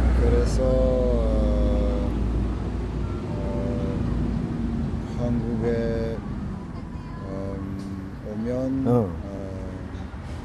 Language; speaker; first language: Korean; non-native, learner; French